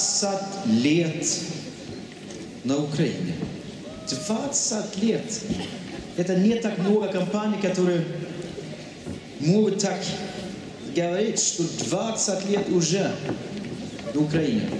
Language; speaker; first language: Russian; non-native, fluent; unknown